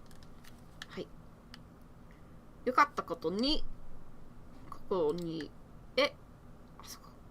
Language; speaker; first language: Japanese; non-native, learner; English